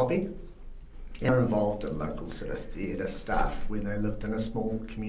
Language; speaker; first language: English; native; English